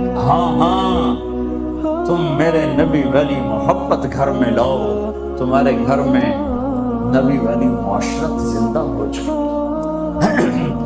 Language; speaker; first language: Urdu; non-native, local second language; Punjabi